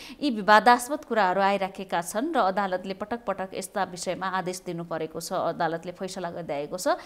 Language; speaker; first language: Nepali; native; Nepali